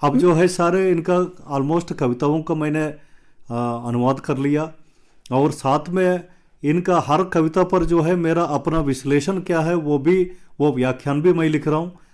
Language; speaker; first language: Hindi; non-native, local second language; Telugu